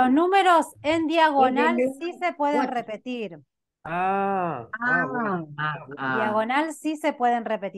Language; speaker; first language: Spanish; native; Spanish